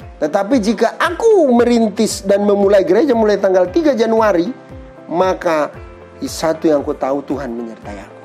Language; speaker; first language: Indonesian; native; Indonesian